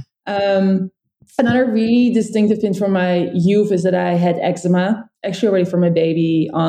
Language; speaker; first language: English; non-native, fluent; Dutch